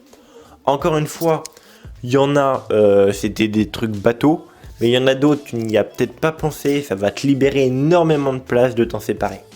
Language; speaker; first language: French; native; French